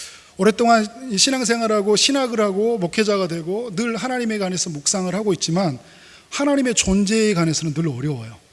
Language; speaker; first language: Korean; native; Korean